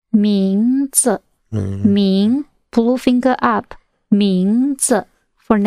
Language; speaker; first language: Chinese; non-native, learner; English